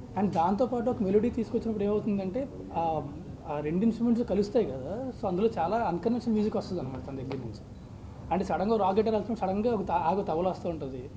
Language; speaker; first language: Telugu; native; Telugu